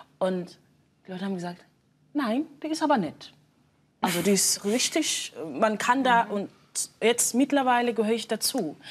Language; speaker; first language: German; non-native, fluent; Swahili